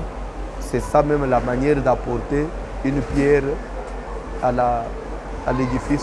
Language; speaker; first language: French; non-native, local second language; Lingala